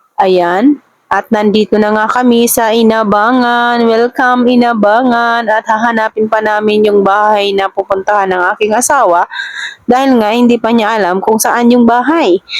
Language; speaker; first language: Filipino; non-native, local second language; Cebuano